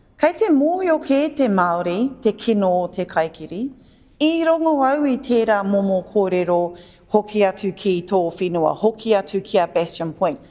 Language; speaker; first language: Māori; non-native, local second language; English